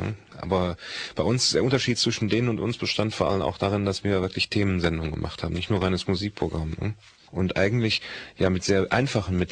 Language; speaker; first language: German; native; German